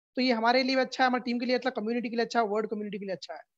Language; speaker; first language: Hindi; non-native, local second language; Urdu